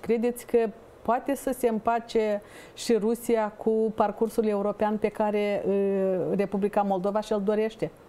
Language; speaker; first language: Romanian; native; Romanian